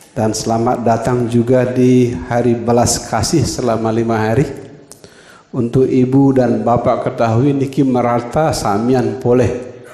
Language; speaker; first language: Indonesian; non-native, local second language; Balinese